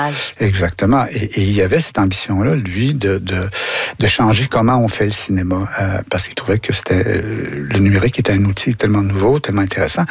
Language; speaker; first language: French; native; French